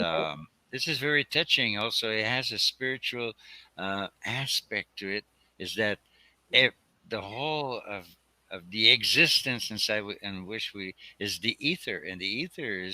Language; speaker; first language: English; non-native, fluent; French